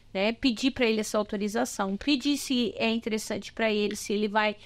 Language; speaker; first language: Portuguese; native; Portuguese